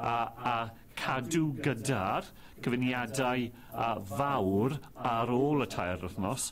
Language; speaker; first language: Welsh; non-native, fluent; English